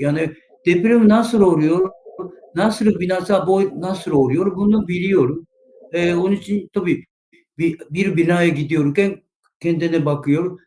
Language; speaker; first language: Turkish; non-native, learner; Japanese